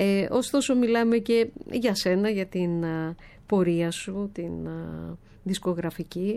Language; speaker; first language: Greek; native; Greek